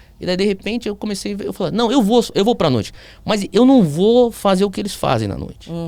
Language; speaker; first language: Portuguese; early bilingual, heritage; Portuguese